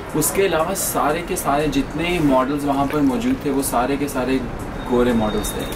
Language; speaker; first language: Urdu; non-native, local second language; Punjabi